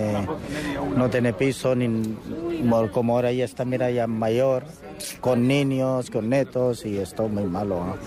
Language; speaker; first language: Spanish; non-native, learner; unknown